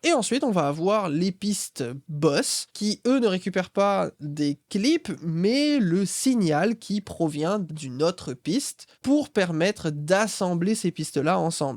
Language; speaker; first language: French; native; French